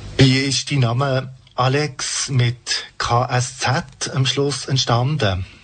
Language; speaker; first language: German; native; German